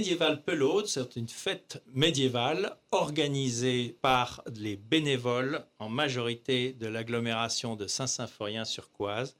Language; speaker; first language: French; native; French